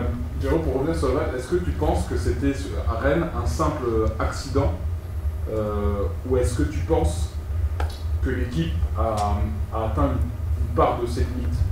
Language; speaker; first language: French; native; French